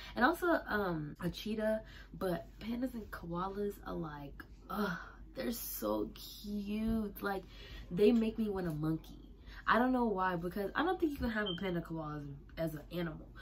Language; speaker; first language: English; native; English